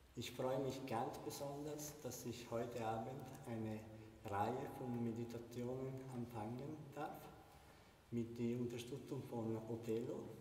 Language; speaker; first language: German; non-native, fluent; Italian